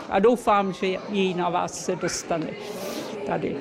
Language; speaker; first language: Czech; early bilingual, heritage; Czech